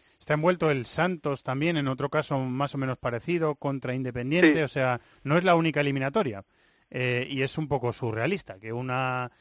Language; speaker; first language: Spanish; native; Spanish